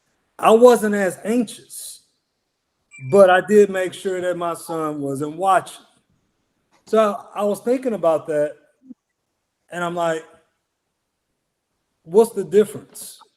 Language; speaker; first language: English; native; English